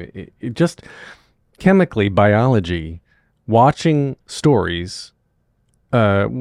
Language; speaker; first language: English; native; English